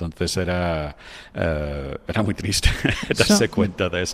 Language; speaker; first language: Spanish; non-native, fluent; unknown